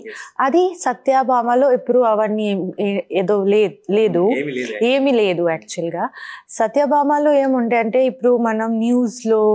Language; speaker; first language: Telugu; non-native, learner; Bangla